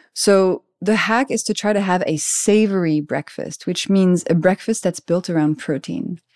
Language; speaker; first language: English; non-native, fluent; French